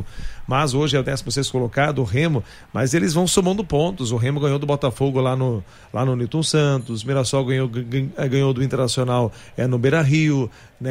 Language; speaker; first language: Portuguese; native; Portuguese